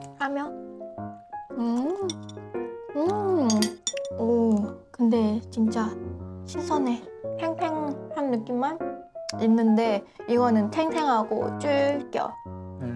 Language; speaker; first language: Korean; non-native, fluent; Lao